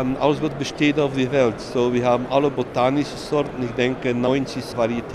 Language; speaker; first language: German; non-native, fluent; Dutch